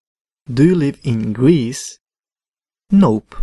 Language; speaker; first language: English; non-native, fluent; Spanish